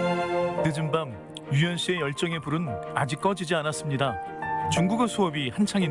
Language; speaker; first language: Korean; native; Korean